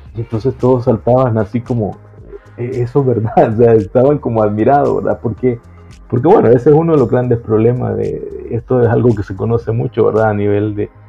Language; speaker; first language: Spanish; native; Spanish